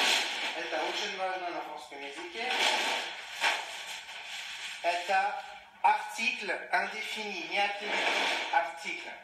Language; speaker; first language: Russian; non-native, learner; French